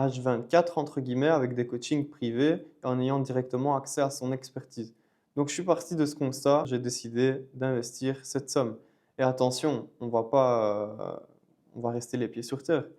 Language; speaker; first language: French; native; French